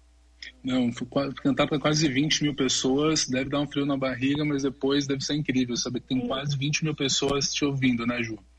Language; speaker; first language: Portuguese; native; Portuguese